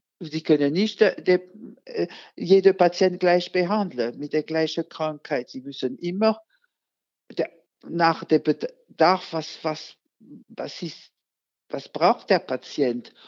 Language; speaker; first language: German; non-native, fluent; French